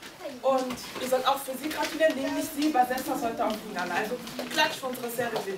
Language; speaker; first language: German; early bilingual, heritage; German